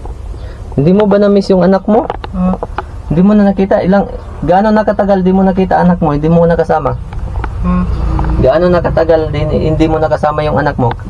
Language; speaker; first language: Filipino; non-native, local second language; Cebuano